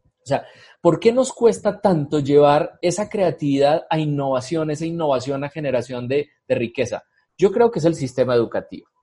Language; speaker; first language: Spanish; native; Spanish